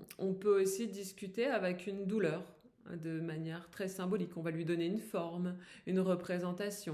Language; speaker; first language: French; native; French